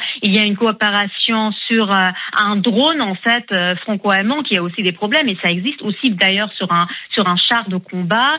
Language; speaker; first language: French; non-native, fluent; German